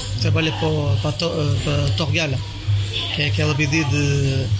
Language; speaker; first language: Portuguese; early bilingual, heritage; French